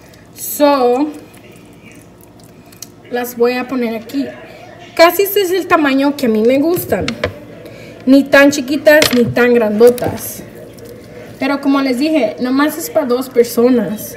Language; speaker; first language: Spanish; early bilingual, heritage; Spanish